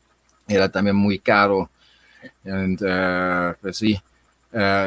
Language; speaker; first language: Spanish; non-native, fluent; German